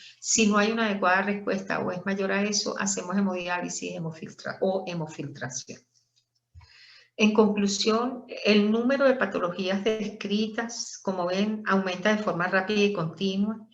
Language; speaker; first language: Spanish; native; Spanish